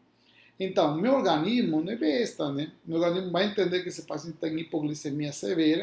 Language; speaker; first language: Portuguese; non-native, fluent; Spanish